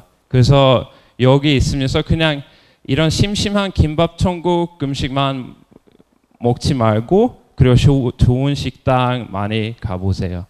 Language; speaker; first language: Korean; non-native, fluent; Norwegian